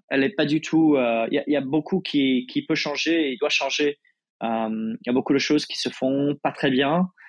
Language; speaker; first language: French; non-native, fluent; English